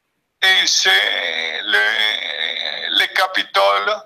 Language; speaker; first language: French; non-native, fluent; Spanish